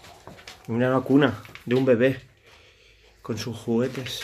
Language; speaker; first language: Spanish; native; Spanish